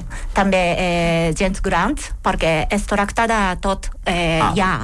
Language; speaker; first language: Catalan; non-native, learner; Japanese